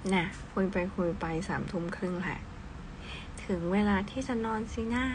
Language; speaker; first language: Thai; early bilingual, other home language; Cantonese